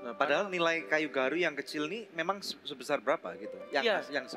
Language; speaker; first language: Indonesian; native; Indonesian